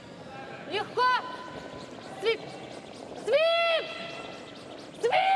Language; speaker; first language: Russian; native; Russian